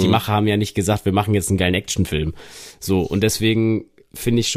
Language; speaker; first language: German; native; German